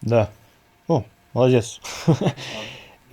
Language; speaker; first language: Russian; non-native, learner; English